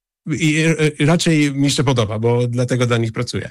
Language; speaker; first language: Polish; early bilingual, heritage; English